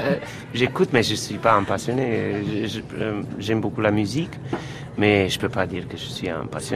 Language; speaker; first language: French; non-native, fluent; Romanian